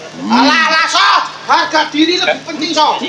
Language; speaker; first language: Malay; non-native, local second language; Javanese